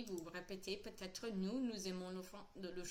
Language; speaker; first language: French; non-native, fluent; English